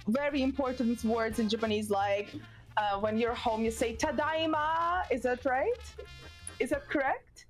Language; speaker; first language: English; non-native, fluent; Russian